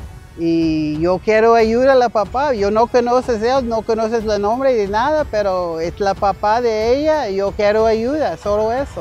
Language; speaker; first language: Spanish; non-native, learner; English